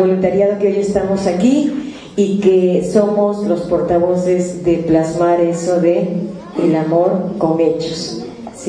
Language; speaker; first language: Spanish; native; Spanish